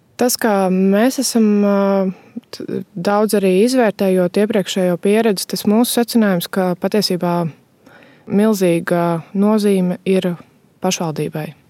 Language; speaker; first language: Latvian; native; Latvian